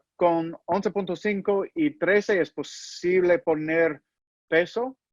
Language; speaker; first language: Spanish; non-native, learner; English